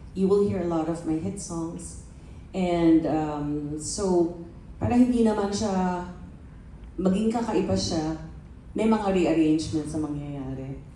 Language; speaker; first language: Filipino; native; Filipino